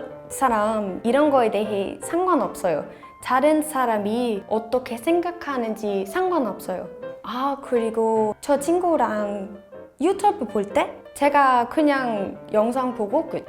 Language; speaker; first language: Korean; non-native, fluent; Danish